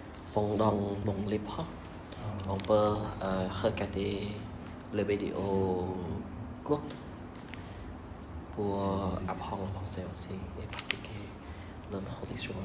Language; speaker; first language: French; non-native, learner; Vietnamese